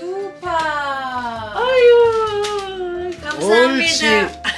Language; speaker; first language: Korean; non-native, fluent; German